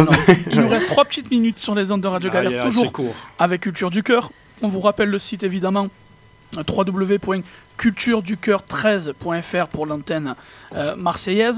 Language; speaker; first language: French; native; French